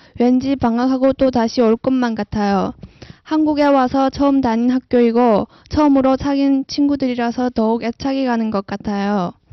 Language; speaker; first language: Korean; non-native, fluent; Chinese